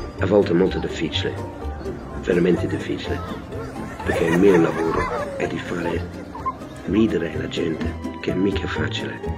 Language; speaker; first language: Italian; non-native, fluent; English